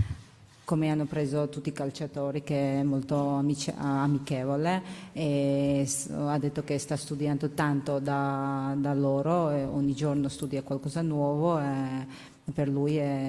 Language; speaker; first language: Italian; non-native, learner; Georgian